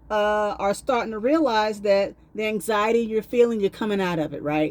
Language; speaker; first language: English; native; English